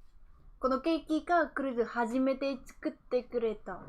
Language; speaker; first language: Japanese; non-native, learner; Vietnamese